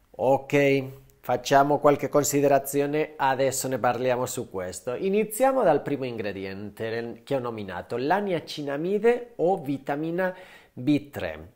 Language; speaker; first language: Italian; non-native, fluent; Spanish